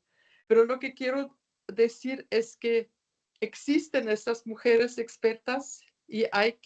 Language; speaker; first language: Spanish; non-native, fluent; German